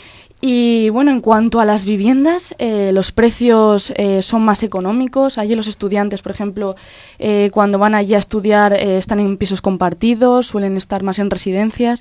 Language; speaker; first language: Spanish; native; Spanish